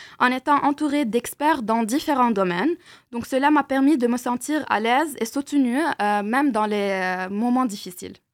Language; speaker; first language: French; non-native, local second language; Arabic